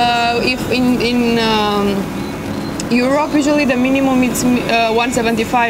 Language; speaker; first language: English; non-native, fluent; Romanian